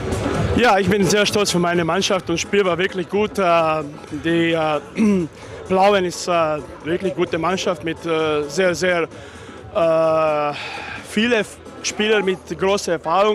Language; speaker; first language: German; non-native, learner; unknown